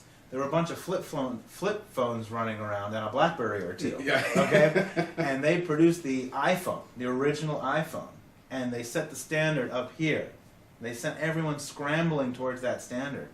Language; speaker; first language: English; native; English